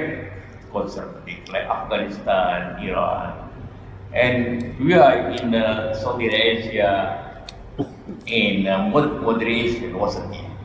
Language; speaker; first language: English; non-native, learner; Indonesian